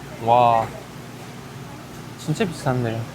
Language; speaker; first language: Korean; non-native, learner; Uzbek